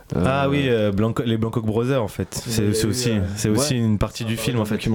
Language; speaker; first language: French; native; French